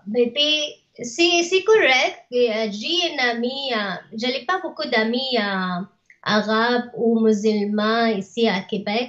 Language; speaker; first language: French; non-native, learner; Arabic